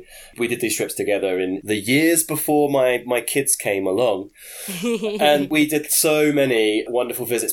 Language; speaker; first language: English; native; English